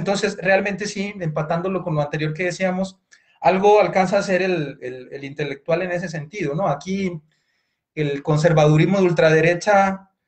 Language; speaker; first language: Spanish; native; Spanish